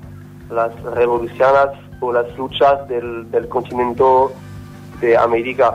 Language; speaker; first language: Spanish; non-native, learner; French